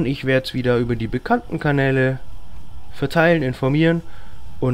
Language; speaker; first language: German; native; German